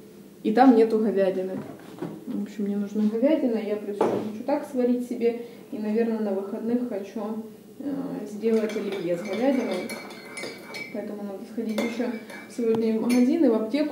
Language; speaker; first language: Russian; native; Russian